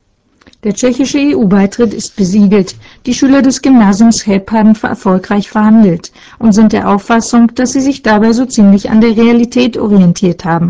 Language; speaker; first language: German; native; German